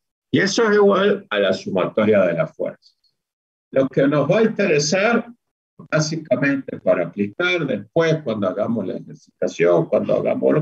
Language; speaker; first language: Spanish; native; Spanish